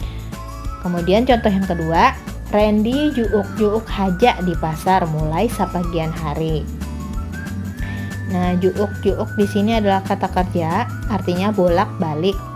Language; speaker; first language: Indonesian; non-native, local second language; Banjar